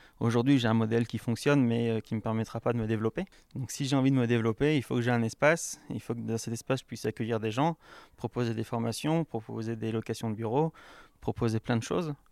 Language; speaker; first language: French; native; French